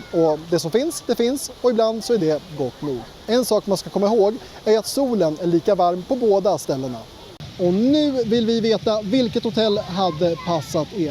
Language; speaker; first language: Swedish; native; Swedish